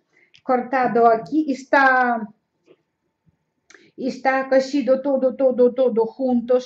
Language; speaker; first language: Spanish; non-native, learner; Russian